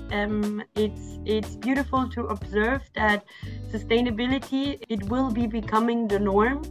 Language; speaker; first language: English; non-native, fluent; German